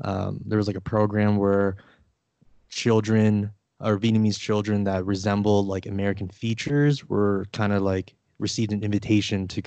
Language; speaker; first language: English; early bilingual, other home language; Vietnamese